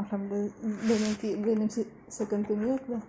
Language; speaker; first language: Turkish; non-native, learner; Indonesian